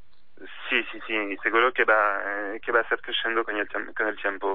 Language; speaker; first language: Spanish; non-native, fluent; French